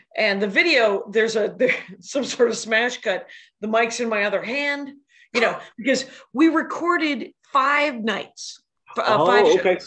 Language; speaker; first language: English; native; English